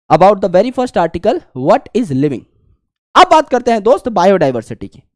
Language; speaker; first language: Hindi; native; Hindi